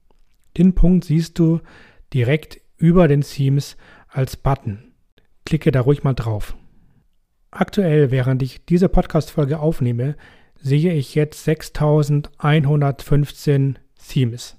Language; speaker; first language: German; native; German